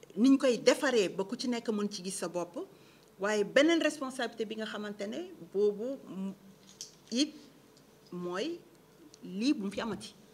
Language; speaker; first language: Wolof; non-native, local second language; Jola-Fonyi